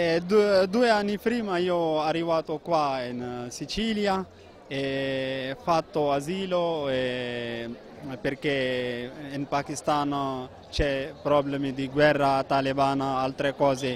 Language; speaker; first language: Italian; non-native, learner; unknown